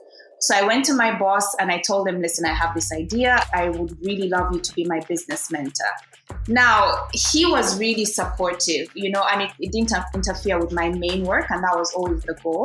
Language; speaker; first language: English; non-native, local second language; Ganda